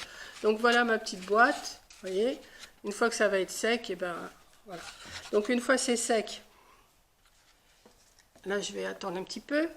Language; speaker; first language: French; native; French